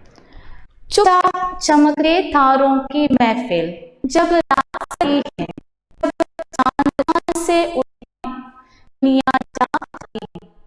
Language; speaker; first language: Hindi; non-native, local second language; Malayalam